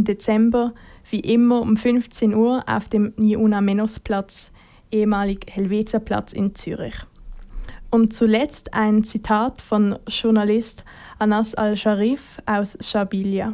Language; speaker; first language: German; native; German